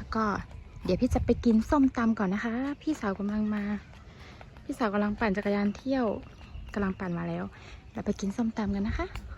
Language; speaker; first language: Thai; native; Thai